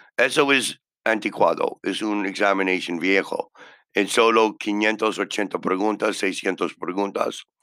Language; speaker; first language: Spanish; non-native, learner; English